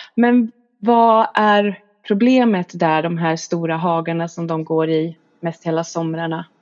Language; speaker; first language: Swedish; native; Swedish